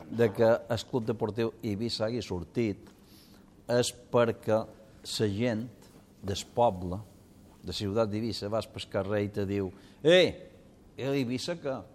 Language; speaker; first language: Catalan; non-native, local second language; Spanish